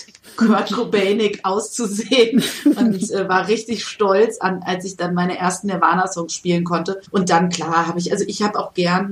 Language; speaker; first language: German; native; German